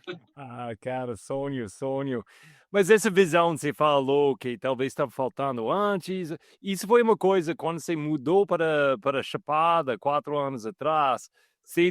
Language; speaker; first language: Portuguese; non-native, fluent; English